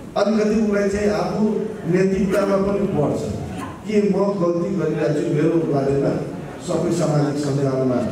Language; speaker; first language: Nepali; non-native, local second language; Maithili